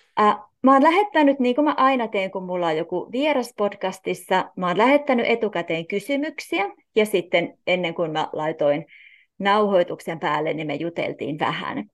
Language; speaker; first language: Finnish; native; Finnish